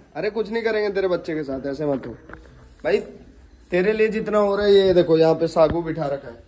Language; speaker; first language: Hindi; non-native, local second language; Odia